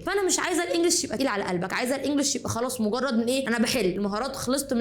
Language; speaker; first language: Arabic; native; Arabic